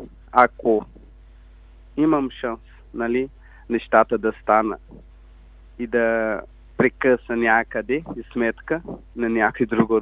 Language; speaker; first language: Bulgarian; non-native, learner; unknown